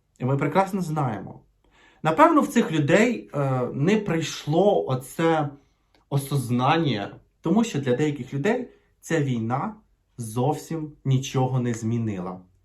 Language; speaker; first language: Ukrainian; native; Ukrainian